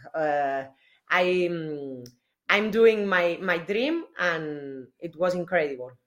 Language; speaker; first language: English; non-native, learner; Spanish